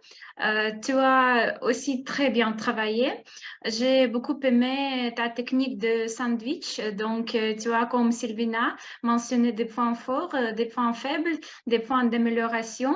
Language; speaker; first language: French; non-native, fluent; Russian